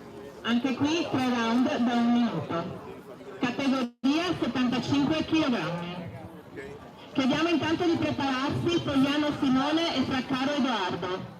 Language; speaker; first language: Italian; native; Italian